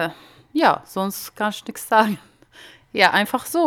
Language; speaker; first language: German; non-native, learner; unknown